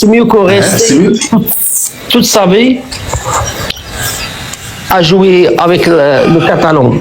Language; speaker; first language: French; non-native, local second language; Arabic